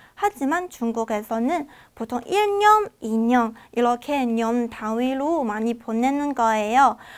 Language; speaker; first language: Korean; non-native, fluent; Chinese